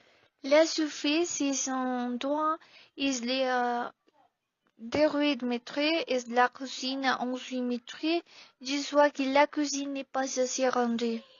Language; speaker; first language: French; non-native, learner; Spanish